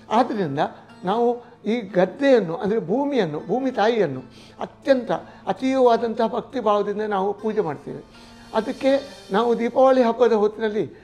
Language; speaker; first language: Kannada; non-native, local second language; Tulu